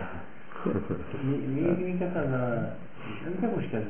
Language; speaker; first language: Hebrew; non-native, fluent; French